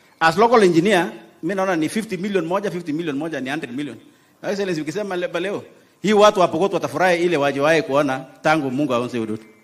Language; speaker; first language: Swahili; non-native, local second language; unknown